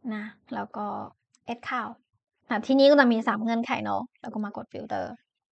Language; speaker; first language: Thai; non-native, fluent; Chinese